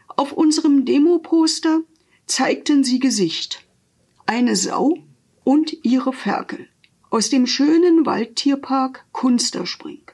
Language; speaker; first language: German; native; German